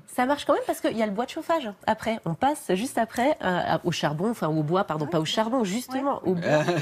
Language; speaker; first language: French; native; French